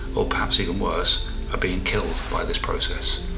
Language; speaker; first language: English; native; English